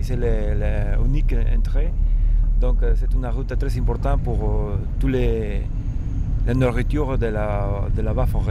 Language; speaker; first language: French; non-native, fluent; Spanish